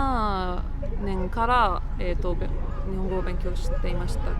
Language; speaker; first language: Japanese; non-native, learner; English